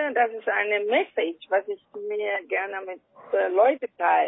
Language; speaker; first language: German; non-native, fluent; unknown